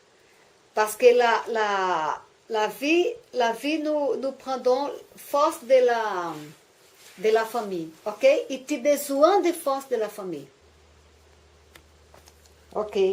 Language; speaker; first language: French; non-native, learner; Portuguese